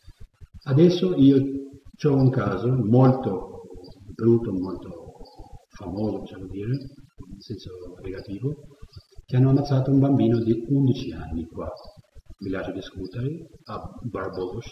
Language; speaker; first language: Italian; non-native, fluent; Albanian